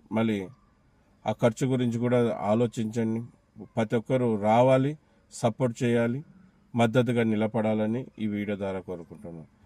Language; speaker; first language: Telugu; non-native, local second language; Urdu